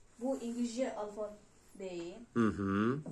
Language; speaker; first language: Turkish; non-native, learner; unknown